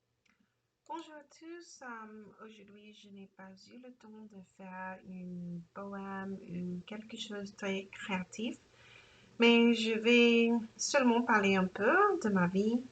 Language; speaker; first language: French; non-native, learner; English